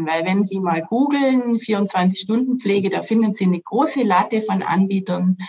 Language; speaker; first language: German; native; German